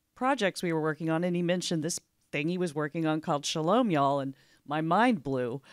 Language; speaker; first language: English; native; English